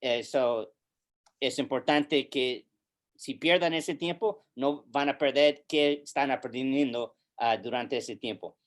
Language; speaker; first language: Spanish; early bilingual, heritage; English